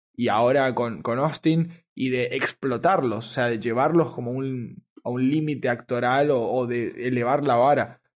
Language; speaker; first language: Spanish; native; Spanish